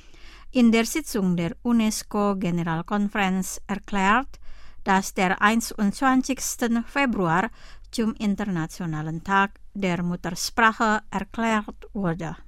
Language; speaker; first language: German; non-native, fluent; Indonesian